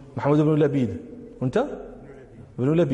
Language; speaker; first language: Arabic; native; Arabic